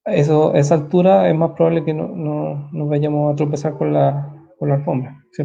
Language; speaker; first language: Spanish; native; Spanish